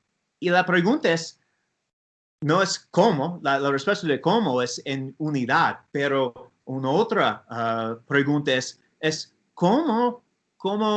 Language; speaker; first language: Spanish; non-native, learner; English